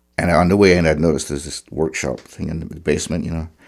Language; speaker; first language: English; native; English